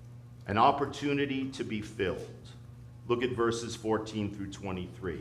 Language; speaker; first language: English; native; English